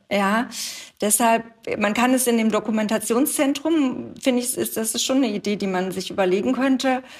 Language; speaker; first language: German; native; German